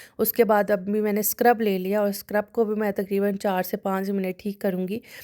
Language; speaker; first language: Urdu; non-native, local second language; Punjabi